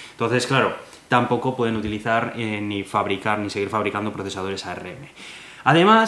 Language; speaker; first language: Spanish; native; Spanish